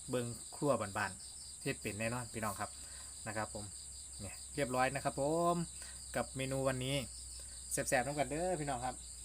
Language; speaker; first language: Thai; native; Thai